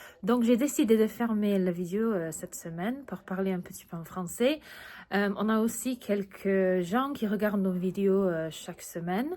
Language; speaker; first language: French; early bilingual, other home language; English